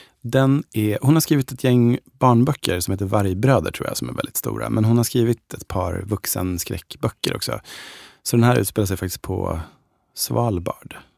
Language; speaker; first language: Swedish; native; Swedish